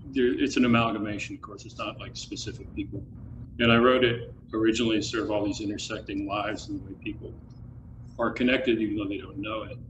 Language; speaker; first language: English; native; English